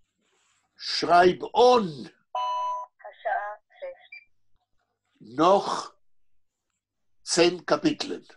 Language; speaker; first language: Hebrew; native; Hebrew